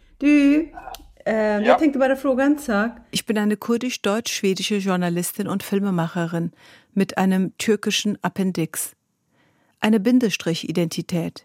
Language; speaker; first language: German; early bilingual, other home language; Kurdish